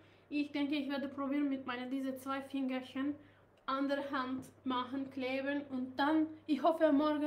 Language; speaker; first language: German; non-native, learner; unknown